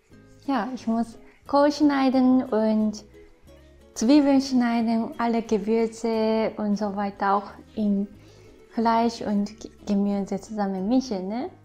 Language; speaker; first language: German; non-native, fluent; Japanese